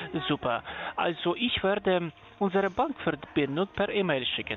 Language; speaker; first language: German; non-native, fluent; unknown